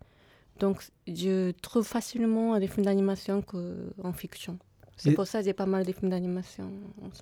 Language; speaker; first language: French; non-native, fluent; Japanese